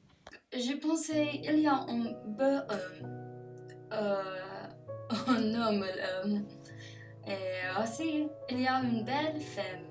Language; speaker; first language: French; non-native, learner; English